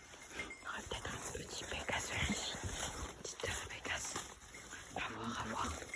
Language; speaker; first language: French; native; French